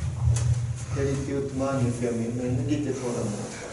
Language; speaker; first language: Swedish; non-native, learner; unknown